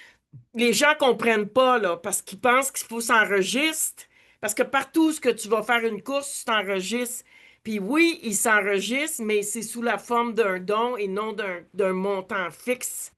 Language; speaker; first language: French; native; French